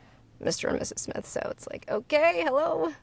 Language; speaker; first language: English; native; English